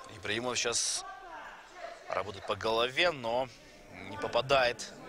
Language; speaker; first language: Russian; non-native, local second language; Kyrgyz